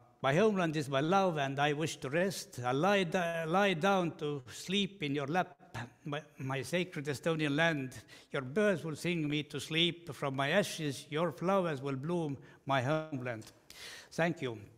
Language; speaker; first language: English; non-native, fluent; Estonian